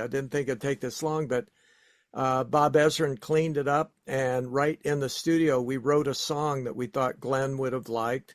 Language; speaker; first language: English; native; English